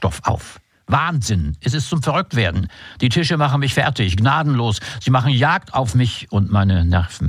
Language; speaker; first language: German; native; German